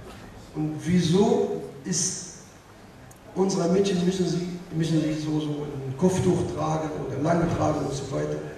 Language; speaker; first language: German; non-native, learner; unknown